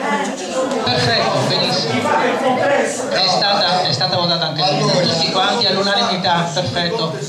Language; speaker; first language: Italian; native; Italian